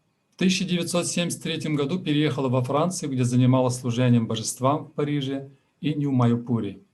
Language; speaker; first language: Russian; native; Russian